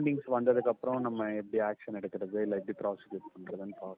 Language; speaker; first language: Tamil; native; Tamil